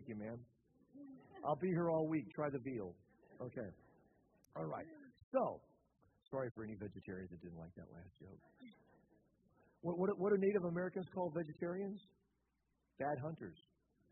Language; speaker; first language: English; native; English